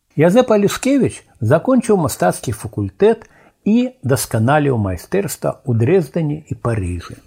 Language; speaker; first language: Belarusian; native; Belarusian